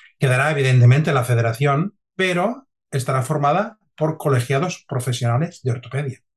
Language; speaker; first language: Spanish; non-native, local second language; Catalan